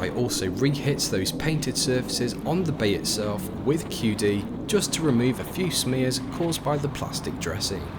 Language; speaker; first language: English; native; English